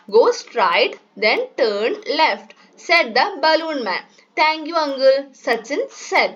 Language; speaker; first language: English; non-native, local second language; Malayalam